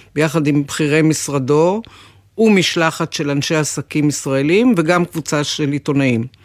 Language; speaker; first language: Hebrew; native; Hebrew